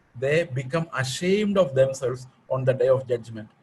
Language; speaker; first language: English; non-native, local second language; Malayalam